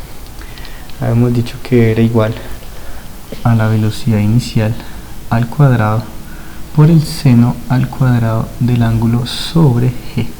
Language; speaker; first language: Spanish; native; Spanish